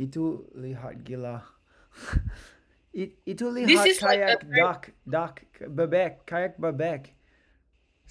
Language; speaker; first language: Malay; non-native, learner; English